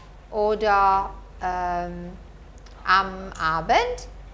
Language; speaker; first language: German; native; German